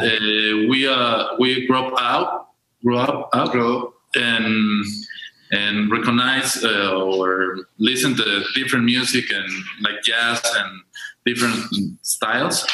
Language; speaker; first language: English; non-native, learner; Spanish